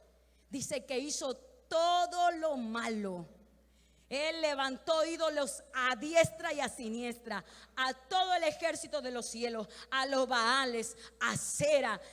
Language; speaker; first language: Spanish; native; Spanish